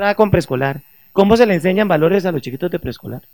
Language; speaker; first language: Spanish; native; Spanish